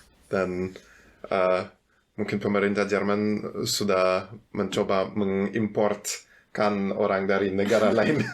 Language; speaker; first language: Indonesian; non-native, fluent; German